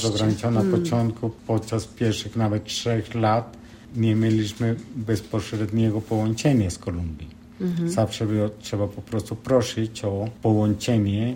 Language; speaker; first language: Polish; non-native, fluent; Spanish